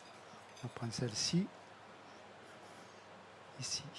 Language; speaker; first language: French; native; French